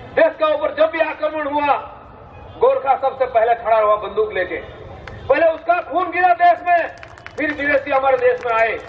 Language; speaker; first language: Hindi; non-native, local second language; Bangla